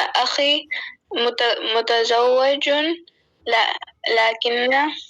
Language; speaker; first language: Arabic; non-native, learner; Urdu